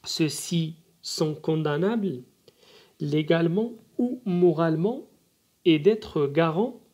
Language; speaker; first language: French; non-native, local second language; Arabic